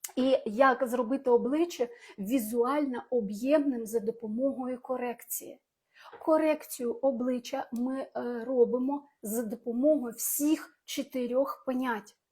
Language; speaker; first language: Ukrainian; non-native, local second language; Russian